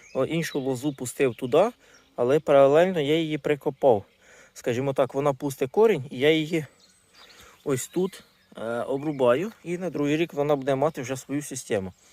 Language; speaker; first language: Ukrainian; non-native, local second language; Russian